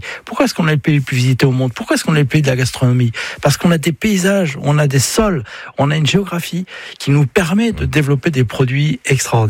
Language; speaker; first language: French; native; French